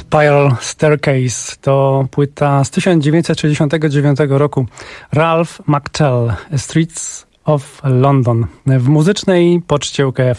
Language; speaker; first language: Polish; native; Polish